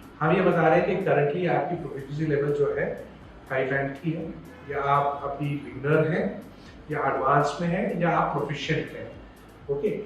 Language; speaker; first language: Hindi; non-native, local second language; Gujarati